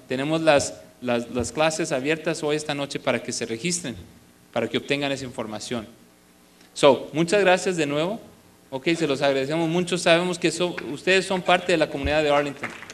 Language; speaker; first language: Spanish; early bilingual, other home language; English